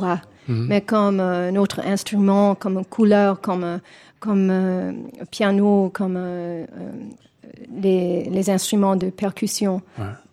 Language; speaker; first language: French; non-native, fluent; English